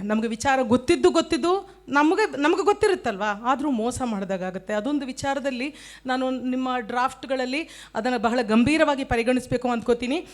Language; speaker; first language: Kannada; non-native, local second language; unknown